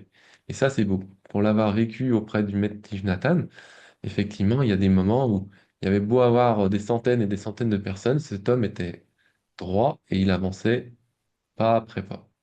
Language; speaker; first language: French; native; French